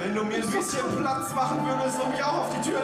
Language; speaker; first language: German; native; German